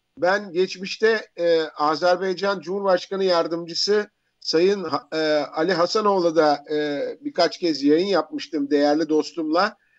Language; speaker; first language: Turkish; native; Turkish